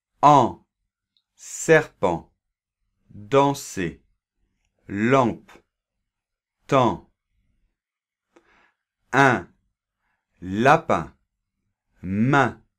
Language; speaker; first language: French; native; French